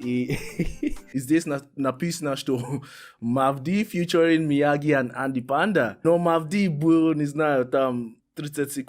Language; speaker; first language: Russian; non-native, fluent; English